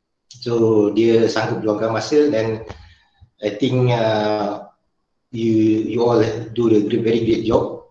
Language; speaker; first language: English; non-native, local second language; Malay